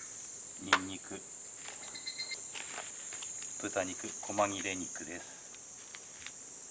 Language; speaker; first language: Japanese; native; Japanese